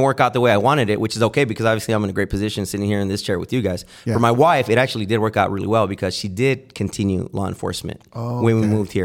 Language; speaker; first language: English; native; English